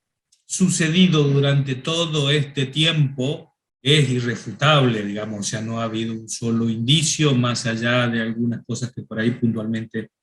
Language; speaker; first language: Spanish; native; Spanish